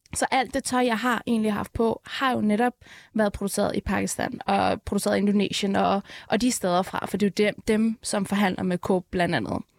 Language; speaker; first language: Danish; early bilingual, other home language; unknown